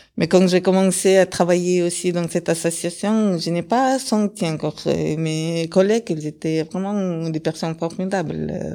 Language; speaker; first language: French; non-native, fluent; Kyrgyz